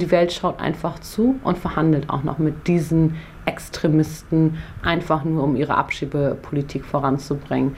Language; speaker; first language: German; early bilingual, other home language; Persian